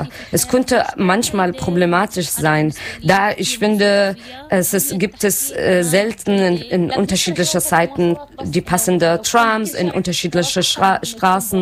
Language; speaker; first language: German; non-native, local second language; Arabic